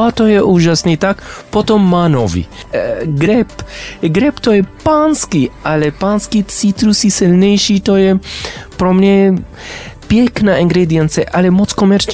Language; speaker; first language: Czech; non-native, learner; Arabic